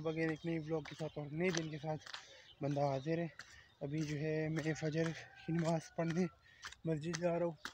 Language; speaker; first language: Hindi; non-native, local second language; Pashto